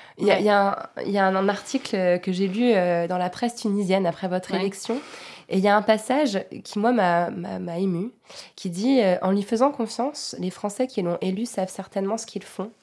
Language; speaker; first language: French; native; French